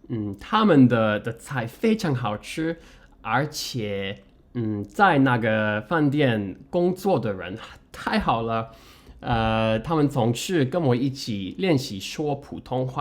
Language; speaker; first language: Chinese; non-native, learner; English